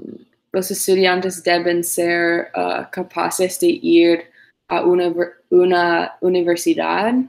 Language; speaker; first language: Spanish; non-native, learner; English